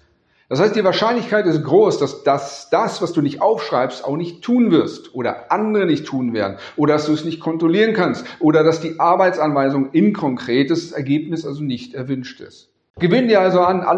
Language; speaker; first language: German; native; German